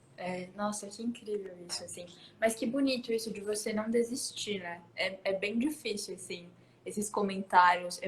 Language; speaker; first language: Portuguese; native; Portuguese